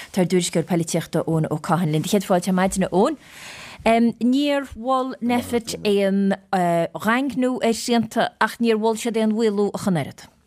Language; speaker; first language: Irish; native; Irish